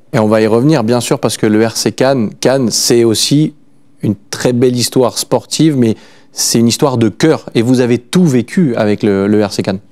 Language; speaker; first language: French; native; French